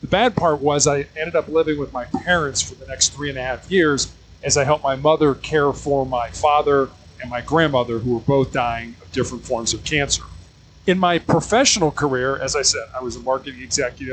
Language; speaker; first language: English; native; English